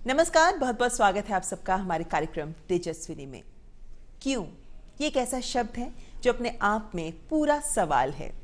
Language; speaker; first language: Hindi; native; Hindi